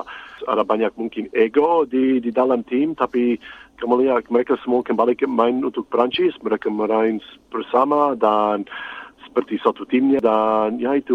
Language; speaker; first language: Indonesian; non-native, fluent; English